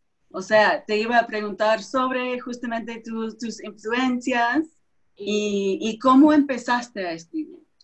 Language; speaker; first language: Spanish; non-native, fluent; English